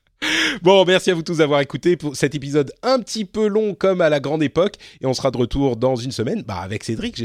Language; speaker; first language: French; native; French